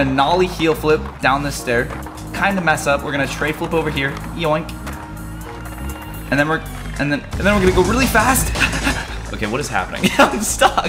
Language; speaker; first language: English; native; English